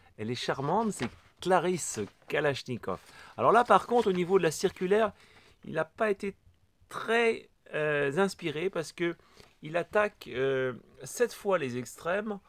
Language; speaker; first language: French; native; French